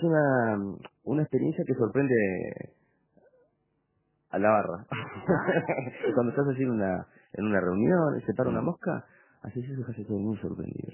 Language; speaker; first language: Spanish; native; Spanish